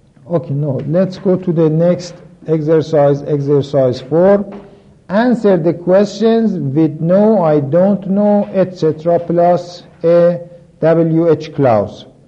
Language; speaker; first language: English; non-native, fluent; Persian